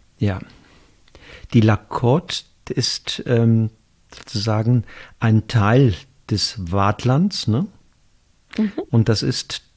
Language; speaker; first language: German; native; German